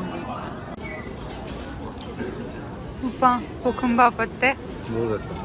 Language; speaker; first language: Korean; non-native, learner; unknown